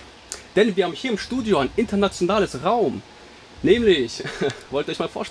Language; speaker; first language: German; native; German